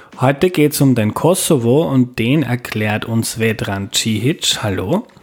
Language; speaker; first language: German; native; German